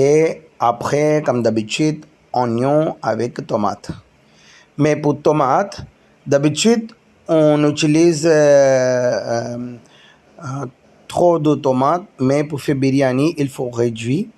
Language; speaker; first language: French; non-native, learner; Tamil